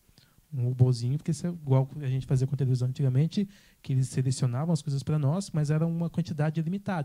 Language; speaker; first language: Portuguese; native; Portuguese